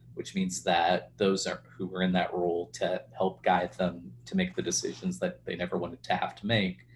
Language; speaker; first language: English; native; English